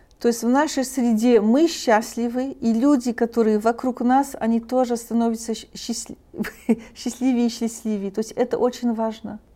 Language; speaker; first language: Russian; early bilingual, heritage; Russian